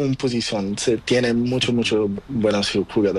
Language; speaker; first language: Spanish; non-native, learner; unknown